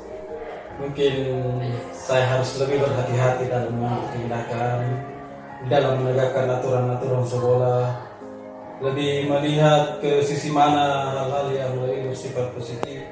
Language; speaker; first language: Indonesian; native; Indonesian